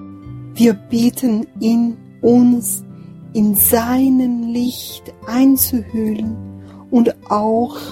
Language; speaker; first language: German; non-native, fluent; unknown